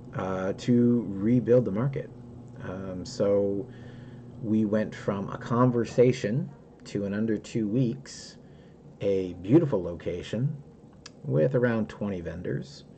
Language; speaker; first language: English; native; English